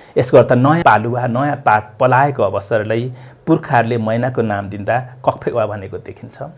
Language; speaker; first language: Nepali; non-native, local second language; Limbu